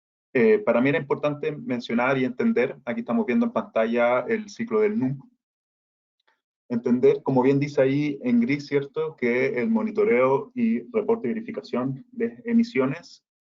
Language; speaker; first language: Spanish; native; Spanish